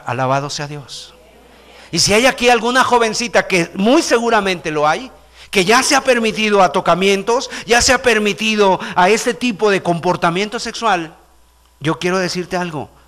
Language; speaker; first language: Spanish; native; Spanish